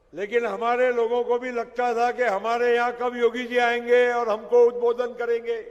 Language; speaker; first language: Hindi; non-native, local second language; Gujarati